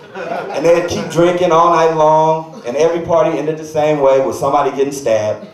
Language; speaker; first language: English; native; English